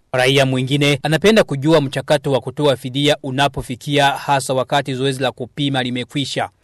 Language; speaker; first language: Swahili; non-native, local second language; Rundi